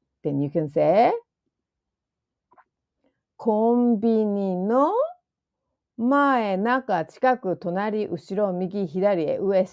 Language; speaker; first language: Japanese; non-native, fluent; English